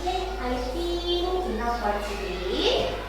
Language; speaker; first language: English; non-native, learner; Indonesian